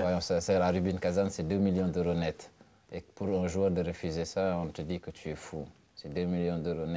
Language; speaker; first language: French; non-native, local second language; Wolof